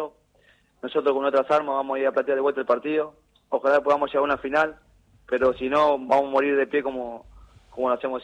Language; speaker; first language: Spanish; native; Spanish